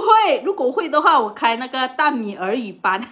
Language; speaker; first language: Chinese; non-native, local second language; Malay